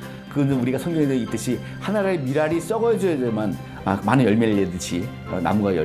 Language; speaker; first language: Korean; native; Korean